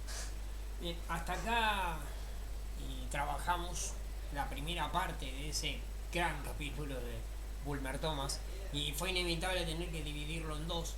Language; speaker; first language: Spanish; native; Spanish